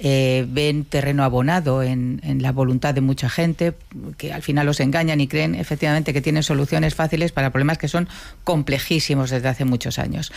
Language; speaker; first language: Spanish; native; Spanish